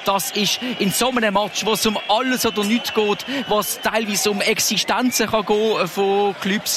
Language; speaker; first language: German; native; German